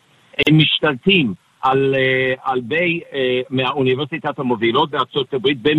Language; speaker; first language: Hebrew; non-native, fluent; English